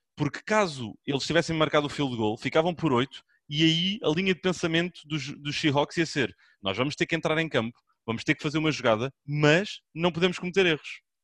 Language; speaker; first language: Portuguese; native; Portuguese